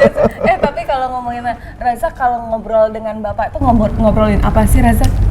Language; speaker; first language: Indonesian; native; Indonesian